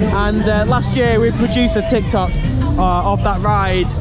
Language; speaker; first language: English; native; English